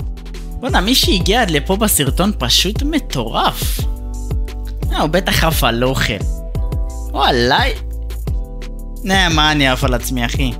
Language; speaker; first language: Hebrew; native; Hebrew